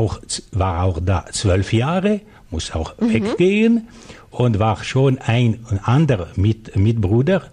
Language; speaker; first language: German; non-native, local second language; French